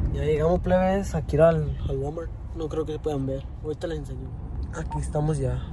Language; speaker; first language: Spanish; early bilingual, heritage; Spanish